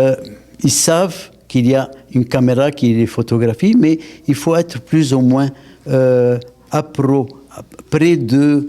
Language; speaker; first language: French; non-native, local second language; Arabic